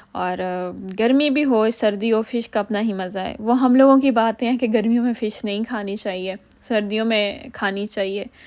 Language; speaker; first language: Urdu; native; Urdu